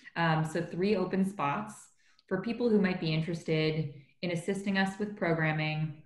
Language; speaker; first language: English; native; English